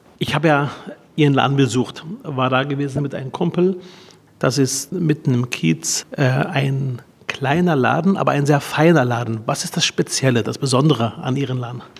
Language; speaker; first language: German; early bilingual, other home language; Arabic